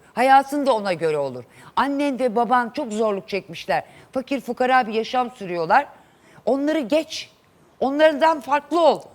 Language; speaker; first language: Turkish; native; Turkish